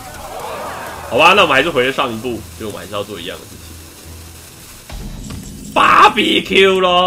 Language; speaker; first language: Chinese; native; Chinese